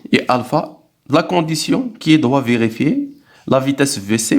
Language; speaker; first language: French; non-native, local second language; Arabic